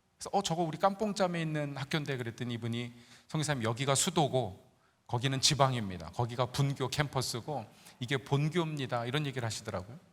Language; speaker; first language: Korean; native; Korean